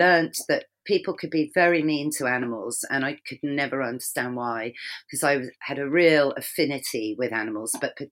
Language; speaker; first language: English; native; English